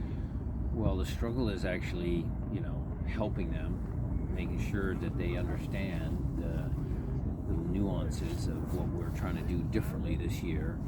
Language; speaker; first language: English; native; English